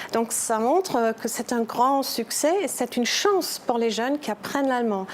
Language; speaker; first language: French; non-native, fluent; German